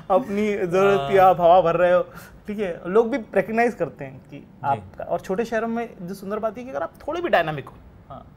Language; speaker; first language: Hindi; native; Hindi